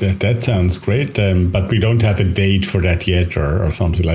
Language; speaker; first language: English; non-native, fluent; German